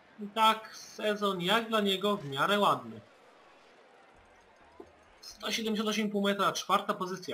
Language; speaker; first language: Polish; native; Polish